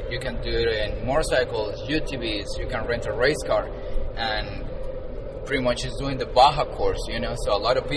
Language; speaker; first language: English; non-native, fluent; Spanish